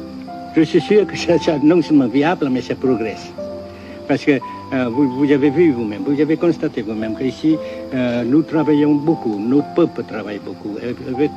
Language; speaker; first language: French; non-native, fluent; Vietnamese